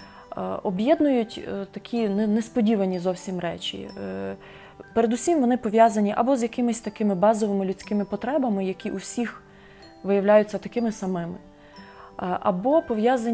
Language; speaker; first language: Ukrainian; native; Ukrainian